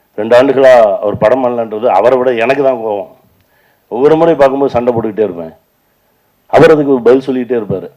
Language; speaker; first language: Tamil; native; Tamil